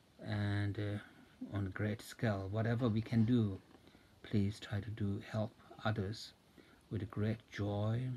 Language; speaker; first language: English; non-native, fluent; Tibetan